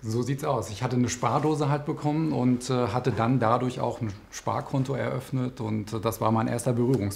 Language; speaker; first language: German; native; German